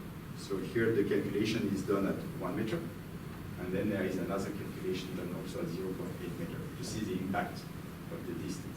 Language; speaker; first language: English; non-native, fluent; French